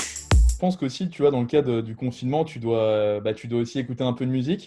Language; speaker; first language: French; native; French